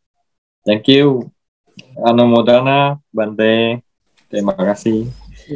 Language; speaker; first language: Indonesian; native; Indonesian